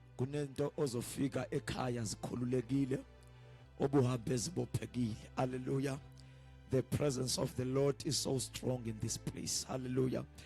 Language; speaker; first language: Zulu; non-native, local second language; Xhosa